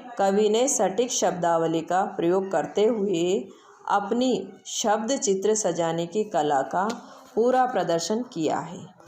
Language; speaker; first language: Hindi; native; Hindi